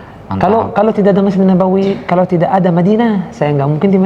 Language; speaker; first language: Indonesian; non-native, learner; Arabic